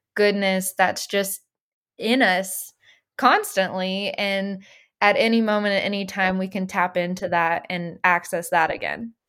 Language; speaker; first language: English; native; English